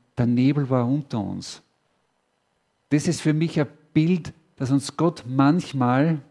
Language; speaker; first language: German; native; German